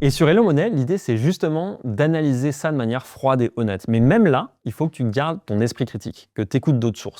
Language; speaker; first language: French; native; French